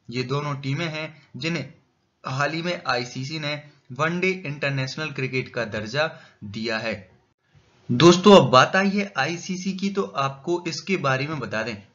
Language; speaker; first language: Hindi; native; Hindi